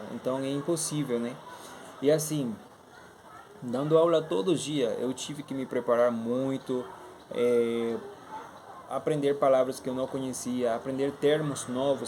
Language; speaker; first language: Portuguese; non-native, fluent; Spanish